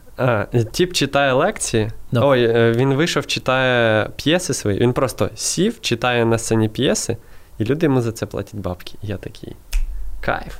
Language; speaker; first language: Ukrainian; non-native, local second language; Russian